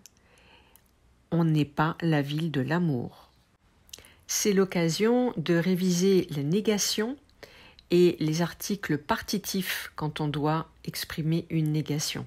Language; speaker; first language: French; native; French